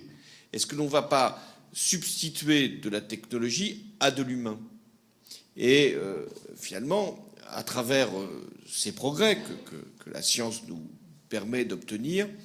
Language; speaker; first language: French; native; French